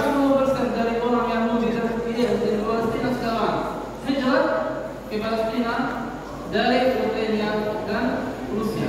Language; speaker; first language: Indonesian; non-native, learner; Arabic